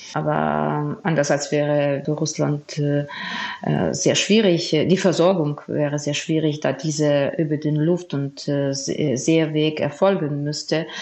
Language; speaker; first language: German; non-native, fluent; Ukrainian